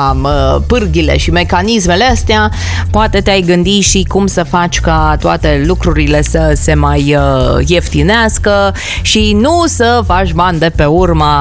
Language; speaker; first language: Romanian; native; Romanian